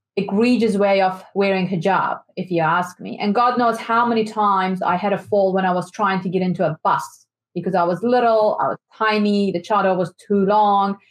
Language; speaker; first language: English; non-native, fluent; Persian